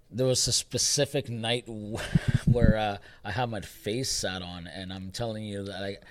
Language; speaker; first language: English; early bilingual, other home language; Spanish